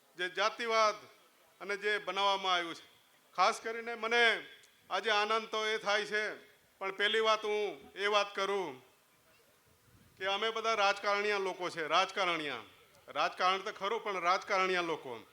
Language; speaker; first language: Gujarati; non-native, local second language; Vasavi